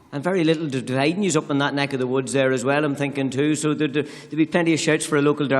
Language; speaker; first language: English; native; English